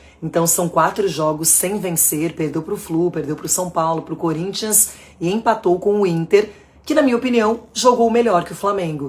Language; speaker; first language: Portuguese; native; Portuguese